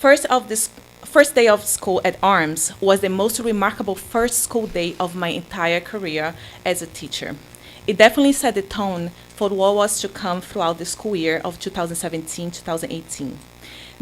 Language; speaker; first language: English; non-native, fluent; Portuguese